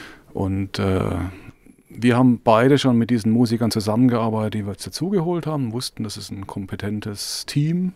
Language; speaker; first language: German; native; German